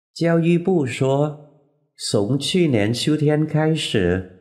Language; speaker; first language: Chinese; non-native, fluent; Vietnamese